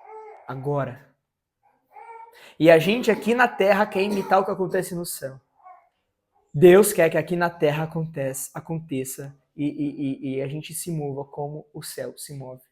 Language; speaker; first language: Portuguese; native; Portuguese